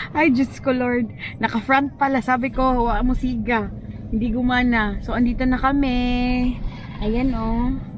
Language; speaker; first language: Filipino; non-native, local second language; Cebuano